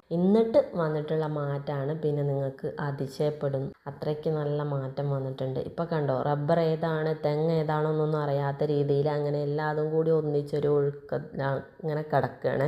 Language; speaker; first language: Malayalam; native; Malayalam